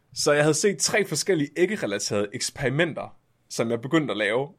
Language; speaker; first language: Danish; native; Danish